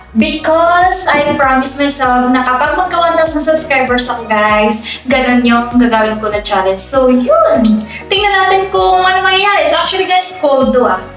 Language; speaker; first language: Filipino; non-native, local second language; Cebuano